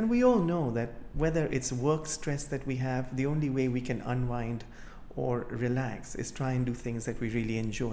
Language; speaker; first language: English; non-native, local second language; Gujarati